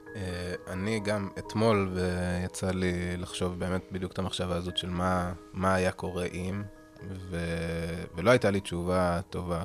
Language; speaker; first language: Hebrew; native; Hebrew